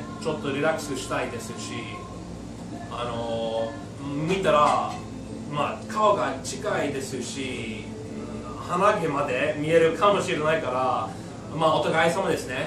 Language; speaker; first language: Japanese; non-native, fluent; English